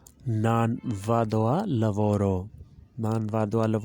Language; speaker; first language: Italian; non-native, fluent; Urdu